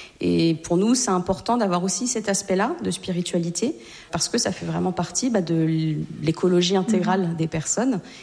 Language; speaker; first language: French; native; French